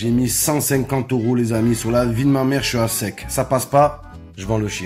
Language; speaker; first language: French; native; French